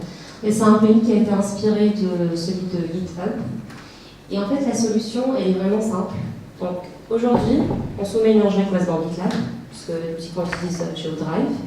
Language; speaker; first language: French; native; French